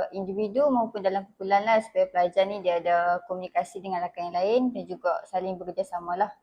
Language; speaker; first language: Malay; native; Malay